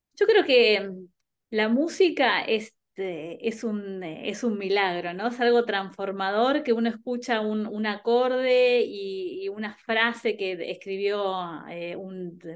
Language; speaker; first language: Spanish; native; Spanish